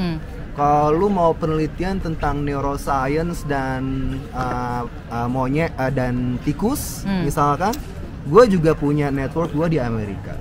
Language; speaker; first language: Indonesian; native; Indonesian